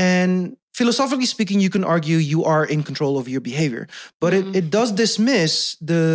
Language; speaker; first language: English; non-native, fluent; Dutch